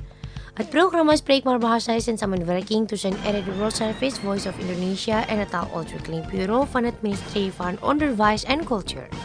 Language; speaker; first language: Dutch; non-native, learner; Indonesian